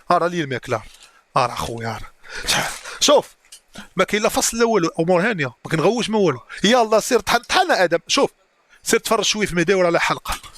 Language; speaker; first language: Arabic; native; Arabic